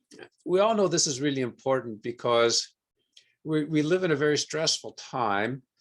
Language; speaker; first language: English; native; English